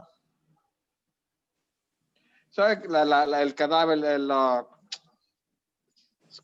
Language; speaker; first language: Spanish; early bilingual, heritage; Spanish